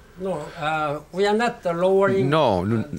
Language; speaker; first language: French; non-native, learner; Korean